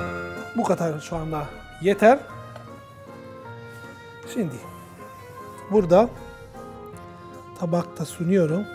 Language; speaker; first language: Turkish; non-native, fluent; Italian